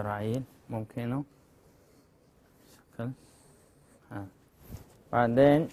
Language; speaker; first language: Arabic; non-native, learner; Chinese